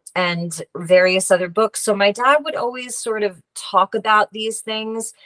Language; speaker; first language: English; native; English